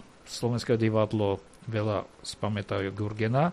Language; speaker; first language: Slovak; non-native, fluent; Armenian